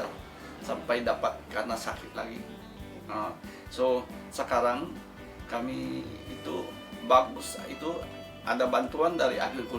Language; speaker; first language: Indonesian; non-native, fluent; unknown